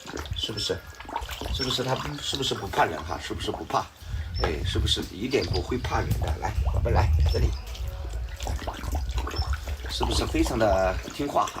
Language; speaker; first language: Chinese; native; Chinese